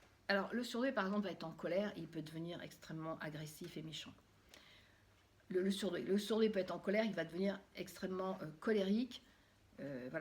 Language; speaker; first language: French; native; French